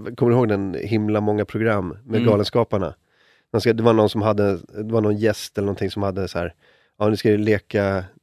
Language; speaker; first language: Swedish; native; Swedish